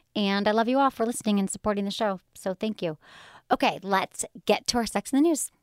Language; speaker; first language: English; native; English